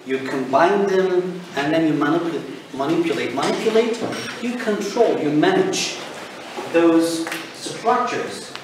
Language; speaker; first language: English; non-native, fluent; Turkish